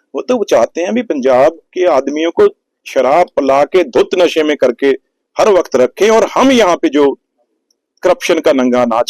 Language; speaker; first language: Hindi; non-native, local second language; Punjabi